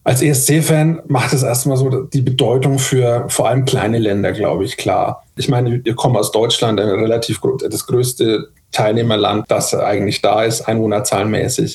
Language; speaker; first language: German; native; German